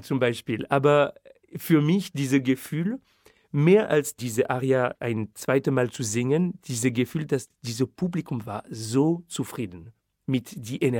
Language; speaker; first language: German; non-native, fluent; French